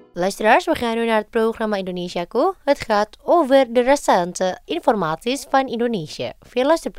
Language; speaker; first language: Dutch; non-native, fluent; Indonesian